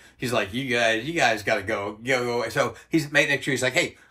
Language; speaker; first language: English; native; English